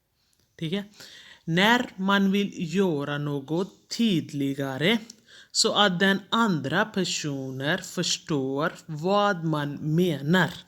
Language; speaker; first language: Swedish; non-native, fluent; Hindi